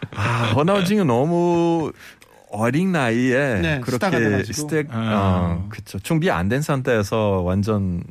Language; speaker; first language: Korean; non-native, fluent; Portuguese